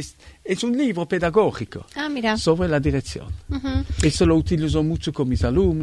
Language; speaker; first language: Spanish; non-native, fluent; Italian